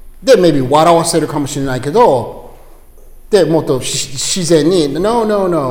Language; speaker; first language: Japanese; non-native, learner; English